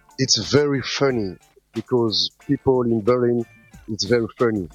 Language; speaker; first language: English; non-native, learner; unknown